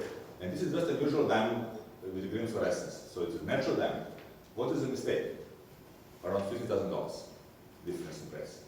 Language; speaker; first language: English; non-native, fluent; Serbian